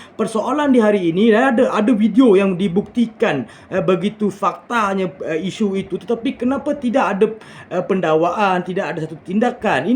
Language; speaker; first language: Malay; non-native, local second language; Tamil